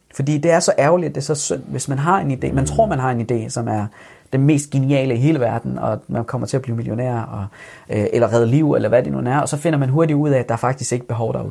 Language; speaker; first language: Danish; early bilingual, other home language; Persian